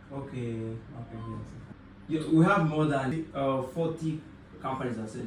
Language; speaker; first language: English; non-native, local second language; Kinyarwanda